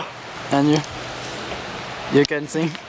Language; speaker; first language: English; non-native, learner; French